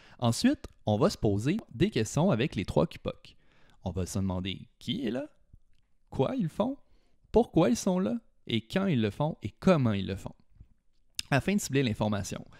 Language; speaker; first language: French; native; French